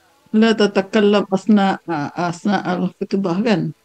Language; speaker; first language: Arabic; non-native, learner; Malay